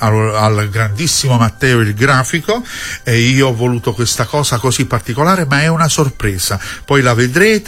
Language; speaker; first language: Italian; native; Italian